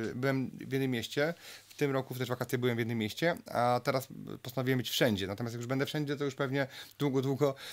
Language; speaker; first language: Polish; native; Polish